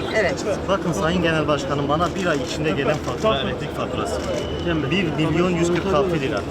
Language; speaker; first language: Turkish; native; Turkish